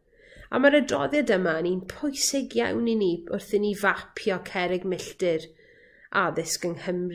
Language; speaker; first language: Welsh; native; Welsh